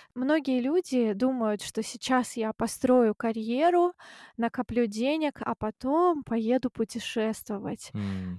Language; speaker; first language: Russian; native; Russian